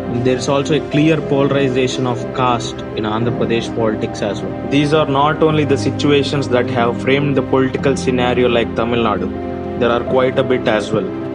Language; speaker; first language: English; non-native, local second language; Telugu